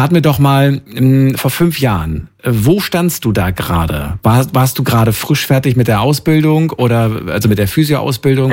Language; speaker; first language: German; native; German